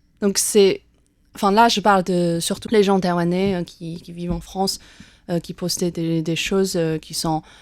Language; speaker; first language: French; non-native, fluent; Chinese